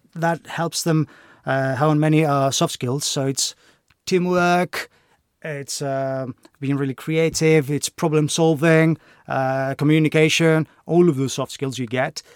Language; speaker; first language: English; non-native, fluent; Greek